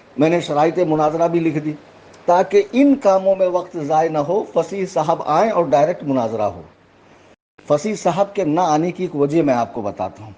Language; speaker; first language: Urdu; native; Urdu